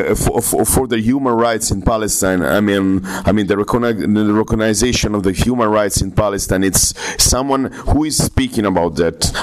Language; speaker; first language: English; non-native, fluent; Italian